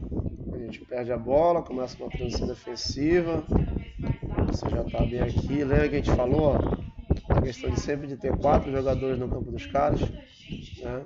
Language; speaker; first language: Portuguese; native; Portuguese